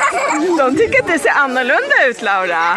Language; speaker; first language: Swedish; native; Swedish